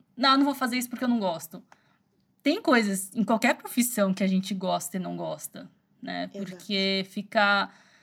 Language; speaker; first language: Portuguese; early bilingual, other home language; Chinese